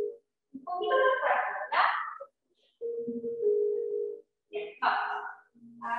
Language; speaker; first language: Spanish; native; Spanish